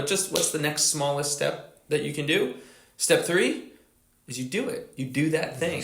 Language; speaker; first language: English; native; English